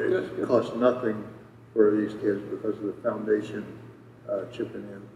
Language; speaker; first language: English; native; English